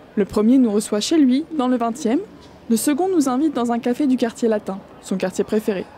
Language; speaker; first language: French; native; French